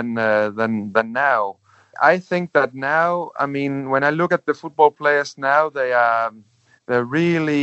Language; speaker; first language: English; non-native, fluent; Danish